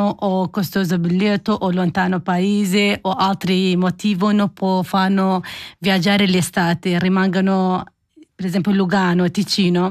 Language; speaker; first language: Italian; non-native, learner; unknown